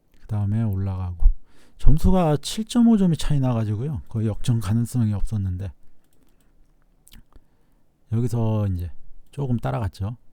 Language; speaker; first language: Korean; native; Korean